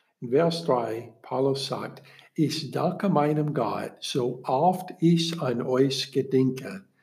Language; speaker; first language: German; non-native, learner; English